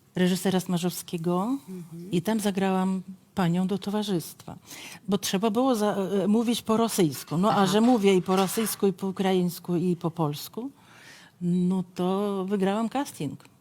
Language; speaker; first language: Polish; non-native, fluent; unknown